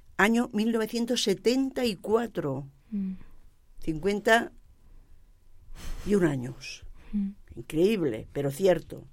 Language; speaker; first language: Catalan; non-native, local second language; Spanish